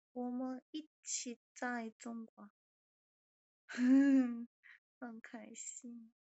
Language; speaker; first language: Chinese; non-native, learner; Korean